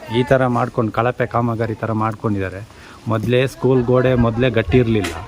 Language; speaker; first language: Kannada; native; Kannada